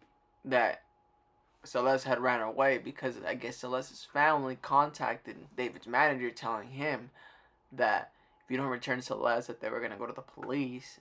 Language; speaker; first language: English; native; English